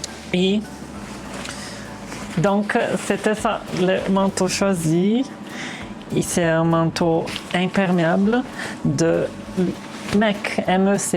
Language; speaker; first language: French; non-native, fluent; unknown